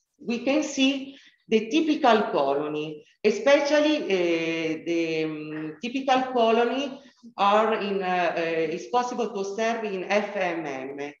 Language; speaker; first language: English; non-native, learner; Italian